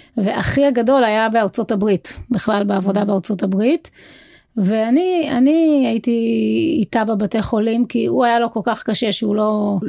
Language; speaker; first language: Hebrew; native; Hebrew